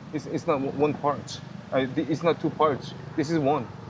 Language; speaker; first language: English; non-native, learner; Korean